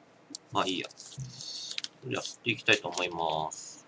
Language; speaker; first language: Japanese; native; Japanese